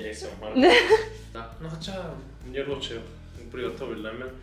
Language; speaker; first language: Russian; non-native, learner; Korean